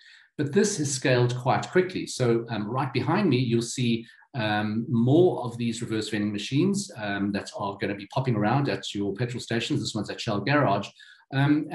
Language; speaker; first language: English; native; English